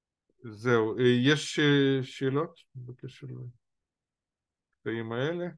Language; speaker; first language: Hebrew; non-native, fluent; Russian